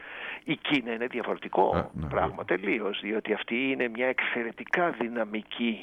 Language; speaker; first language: Greek; native; Greek